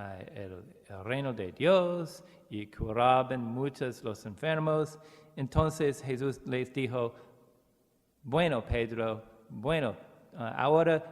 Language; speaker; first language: Spanish; non-native, learner; English